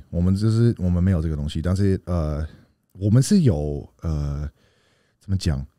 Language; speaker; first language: Chinese; early bilingual, heritage; Chinese